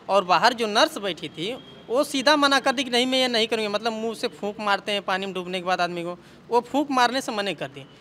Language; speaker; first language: Hindi; native; Hindi